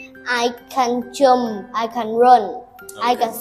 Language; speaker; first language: English; non-native, learner; Vietnamese